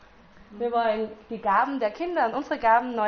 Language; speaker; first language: German; native; German